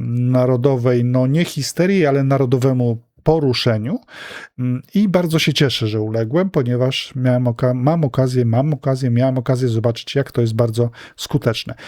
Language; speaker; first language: Polish; native; Polish